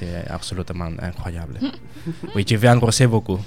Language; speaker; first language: French; non-native, learner; Spanish